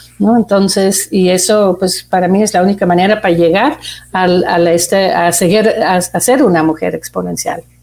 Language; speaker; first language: Spanish; non-native, fluent; Dutch